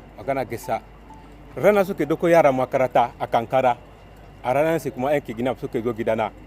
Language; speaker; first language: Hausa; non-native, local second language; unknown